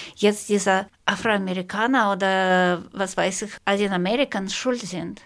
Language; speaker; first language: German; non-native, fluent; Russian